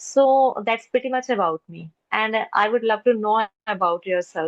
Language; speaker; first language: English; non-native, local second language; Hindi